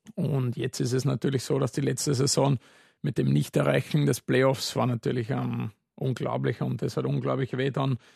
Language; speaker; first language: German; native; German